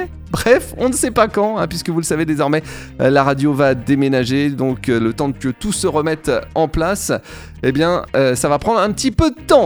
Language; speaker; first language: French; native; French